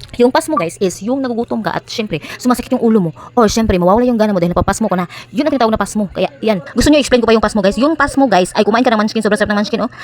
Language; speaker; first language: Filipino; non-native, local second language; Cebuano